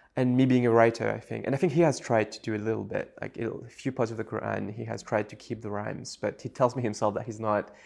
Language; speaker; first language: English; non-native, fluent; French